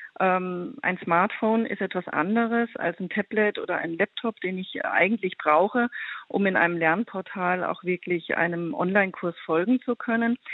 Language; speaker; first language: German; native; German